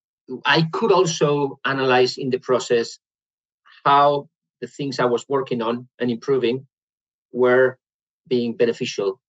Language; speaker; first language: English; non-native, fluent; Spanish